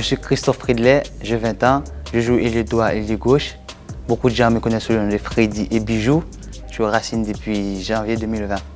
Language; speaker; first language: French; non-native, local second language; Haitian Creole